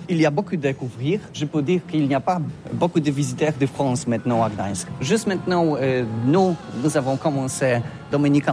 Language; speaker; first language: French; non-native, learner; Polish